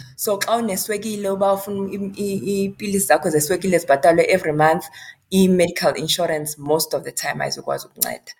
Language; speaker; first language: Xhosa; non-native, local second language; Zulu